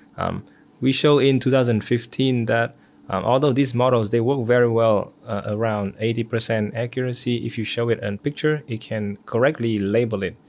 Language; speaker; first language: English; non-native, fluent; Vietnamese